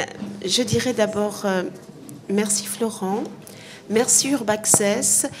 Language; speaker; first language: French; native; French